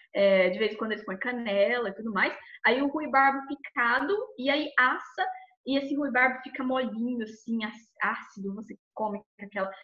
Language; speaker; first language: Portuguese; native; Portuguese